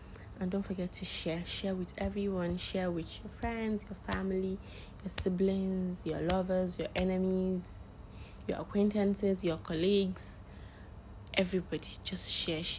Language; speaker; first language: English; non-native, local second language; Hausa